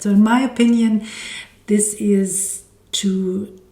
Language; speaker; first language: English; non-native, fluent; German